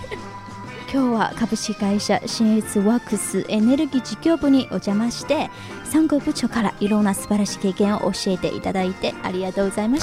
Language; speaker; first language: Japanese; non-native, fluent; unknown